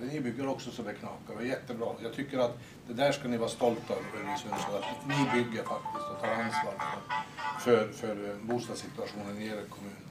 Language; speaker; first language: Swedish; native; Swedish